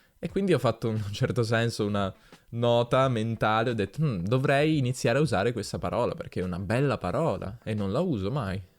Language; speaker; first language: Italian; native; Italian